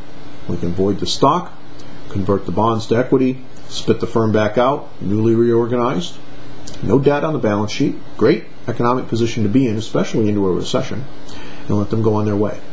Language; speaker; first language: English; native; English